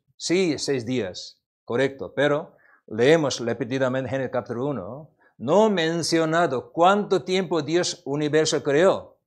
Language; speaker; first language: Spanish; non-native, learner; Korean